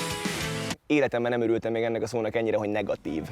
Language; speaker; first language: Hungarian; native; Hungarian